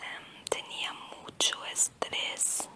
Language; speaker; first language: Spanish; non-native, learner; German